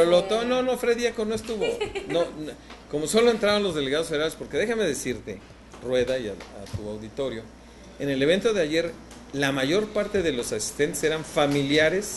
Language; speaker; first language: Spanish; native; Spanish